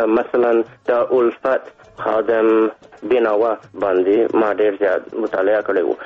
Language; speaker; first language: Pashto; non-native, fluent; English